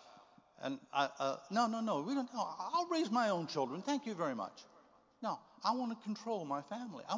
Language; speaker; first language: English; native; English